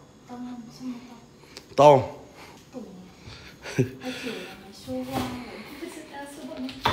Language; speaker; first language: Chinese; non-native, learner; Vietnamese